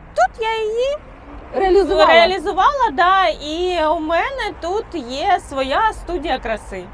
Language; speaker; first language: Ukrainian; non-native, local second language; Russian